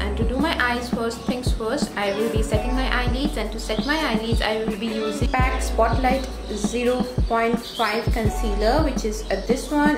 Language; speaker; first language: English; non-native, local second language; Bangla